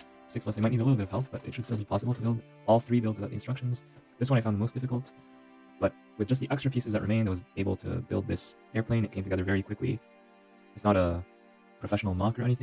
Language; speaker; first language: English; native; English